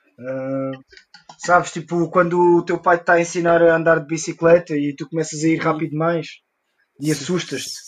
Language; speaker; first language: Portuguese; early bilingual, heritage; Portuguese